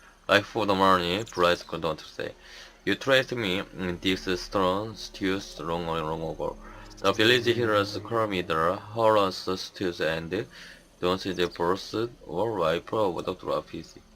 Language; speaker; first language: English; non-native, learner; Korean